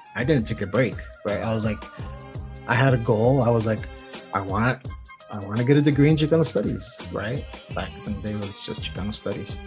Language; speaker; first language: English; early bilingual, other home language; Spanish